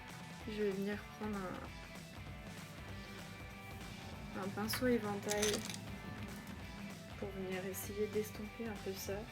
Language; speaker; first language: French; native; French